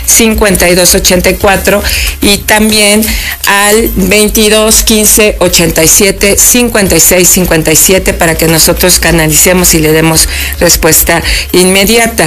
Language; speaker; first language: Spanish; native; Spanish